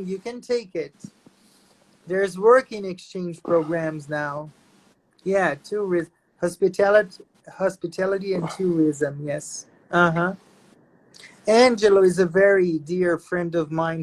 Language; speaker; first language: English; non-native, fluent; Portuguese